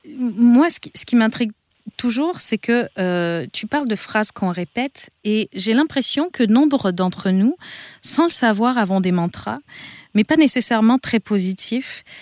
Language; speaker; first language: French; native; French